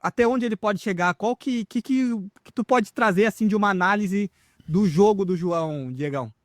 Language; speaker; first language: Portuguese; native; Portuguese